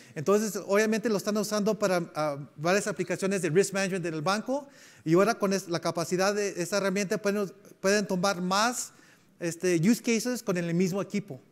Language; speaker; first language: Spanish; early bilingual, heritage; Spanish